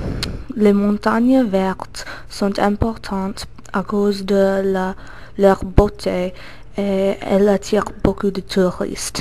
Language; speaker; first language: French; non-native, learner; English